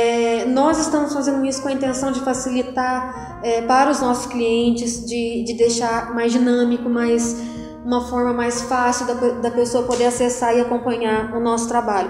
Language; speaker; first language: Portuguese; native; Portuguese